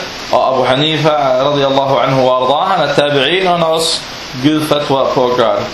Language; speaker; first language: Danish; non-native, fluent; Arabic